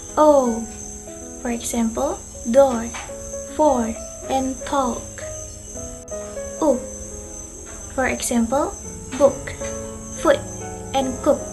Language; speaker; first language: English; non-native, learner; Indonesian